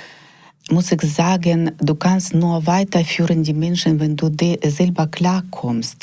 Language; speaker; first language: German; non-native, learner; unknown